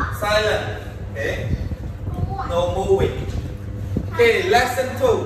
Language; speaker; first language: English; non-native, learner; Khmer